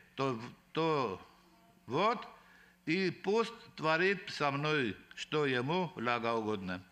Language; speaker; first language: Russian; non-native, local second language; Armenian